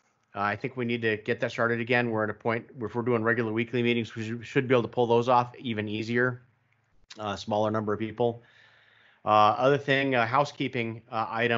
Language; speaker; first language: English; native; English